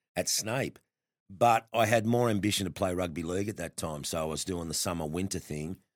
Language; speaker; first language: English; native; English